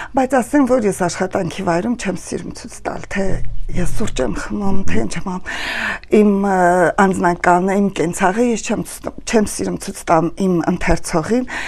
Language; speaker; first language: Armenian; native; Armenian